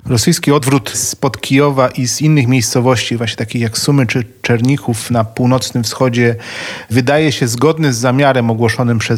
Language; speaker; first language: Polish; native; Polish